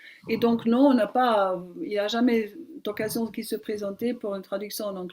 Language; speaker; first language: French; non-native, fluent; German